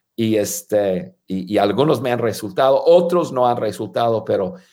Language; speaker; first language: Spanish; non-native, fluent; English